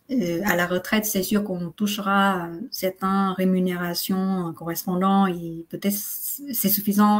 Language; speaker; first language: French; non-native, fluent; Vietnamese